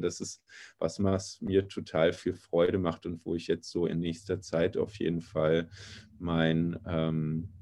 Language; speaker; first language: German; native; German